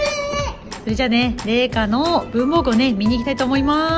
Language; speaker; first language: Japanese; native; Japanese